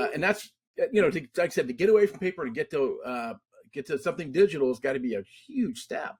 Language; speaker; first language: English; native; English